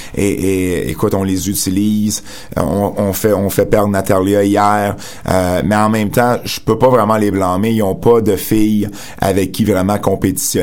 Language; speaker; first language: French; native; French